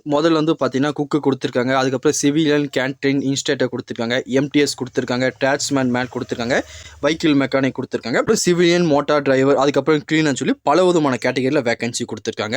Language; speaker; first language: Tamil; native; Tamil